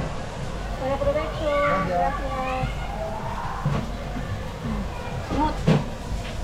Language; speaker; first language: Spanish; non-native, learner; Filipino